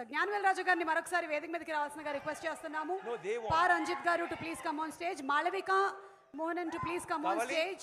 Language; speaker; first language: Telugu; native; Telugu